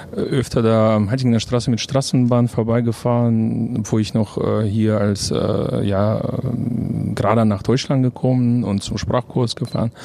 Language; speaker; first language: German; non-native, fluent; Russian